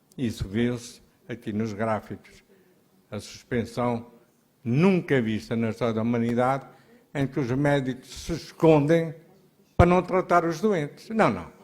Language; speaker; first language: Portuguese; early bilingual, heritage; Portuguese